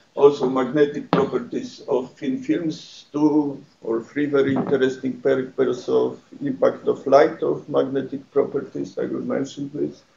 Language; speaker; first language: English; non-native, fluent; Polish